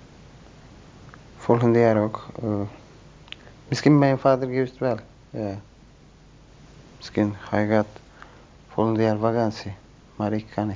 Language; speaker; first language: Dutch; non-native, learner; Turkish